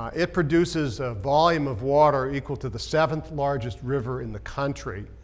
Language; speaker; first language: English; native; English